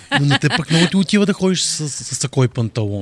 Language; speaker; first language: Bulgarian; native; Bulgarian